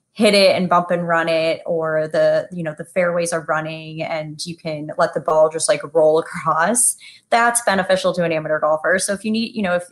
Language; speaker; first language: English; native; English